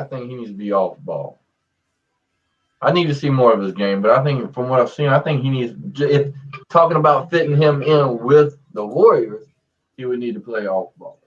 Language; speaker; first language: English; native; English